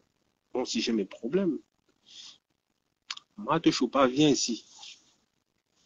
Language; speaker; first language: French; native; French